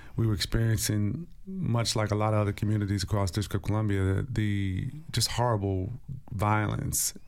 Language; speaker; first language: English; native; English